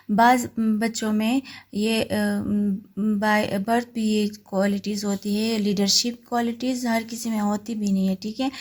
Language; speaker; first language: Urdu; non-native, local second language; Pashto